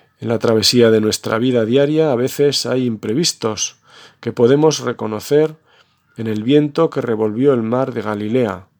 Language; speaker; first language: Spanish; native; Spanish